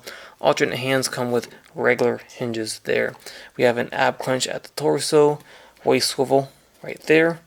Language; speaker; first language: English; native; English